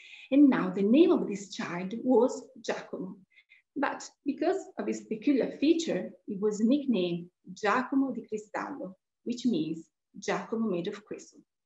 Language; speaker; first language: English; non-native, fluent; Italian